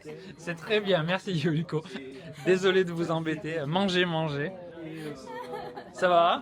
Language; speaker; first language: French; native; French